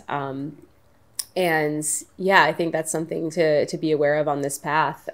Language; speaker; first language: English; native; English